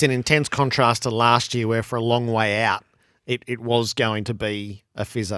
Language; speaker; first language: English; native; English